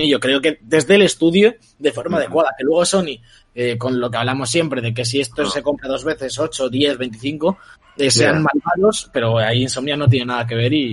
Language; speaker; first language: Spanish; native; Spanish